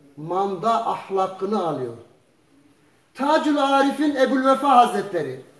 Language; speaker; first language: Turkish; early bilingual, heritage; Turkish